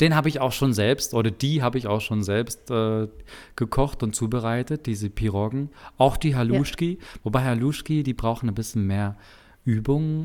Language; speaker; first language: German; native; German